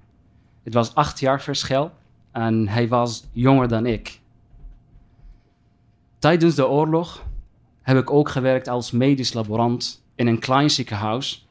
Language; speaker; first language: Dutch; non-native, fluent; Arabic